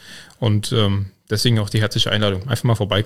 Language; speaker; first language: German; native; German